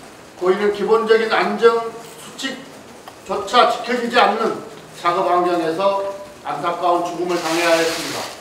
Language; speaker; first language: Korean; native; Korean